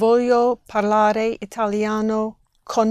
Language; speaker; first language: Italian; non-native, learner; English